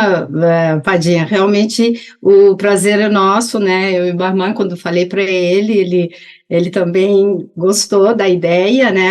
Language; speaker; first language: Portuguese; early bilingual, other home language; Persian